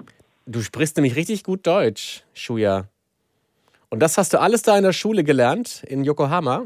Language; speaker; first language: German; native; German